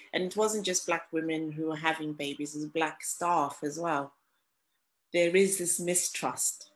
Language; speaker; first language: English; non-native, local second language; Shona